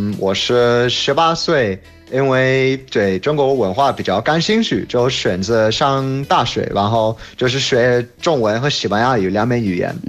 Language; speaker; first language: Chinese; non-native, fluent; English